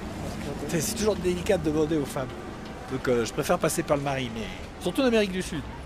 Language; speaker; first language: French; native; French